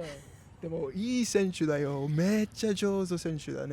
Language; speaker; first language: Japanese; non-native, learner; English